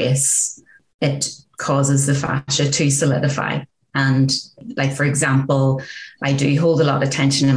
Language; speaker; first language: English; native; English